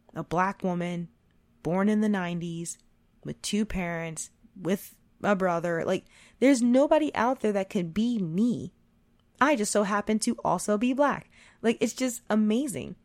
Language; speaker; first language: English; native; English